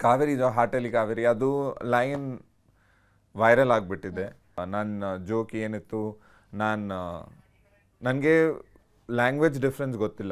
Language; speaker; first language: Kannada; non-native, learner; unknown